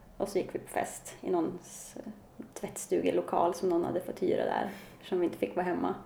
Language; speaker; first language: Swedish; native; Swedish